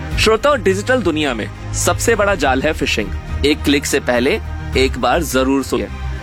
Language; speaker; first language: Hindi; native; Hindi